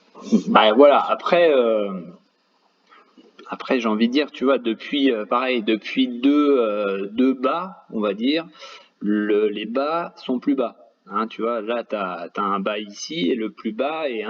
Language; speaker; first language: French; native; French